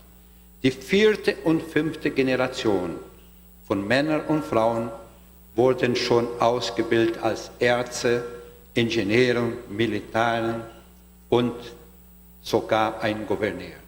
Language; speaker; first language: German; non-native, learner; Portuguese